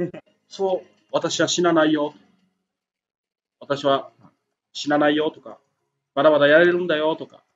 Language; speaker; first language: Japanese; native; Japanese